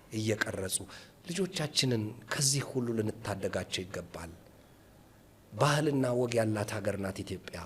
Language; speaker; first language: Amharic; native; Amharic